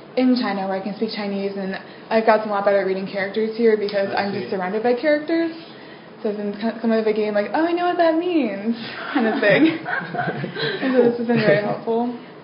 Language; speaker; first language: English; native; English